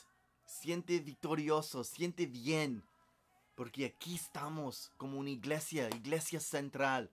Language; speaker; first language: Spanish; non-native, learner; English